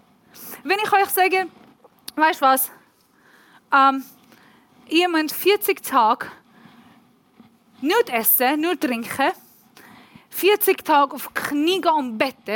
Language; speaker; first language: German; non-native, learner; Persian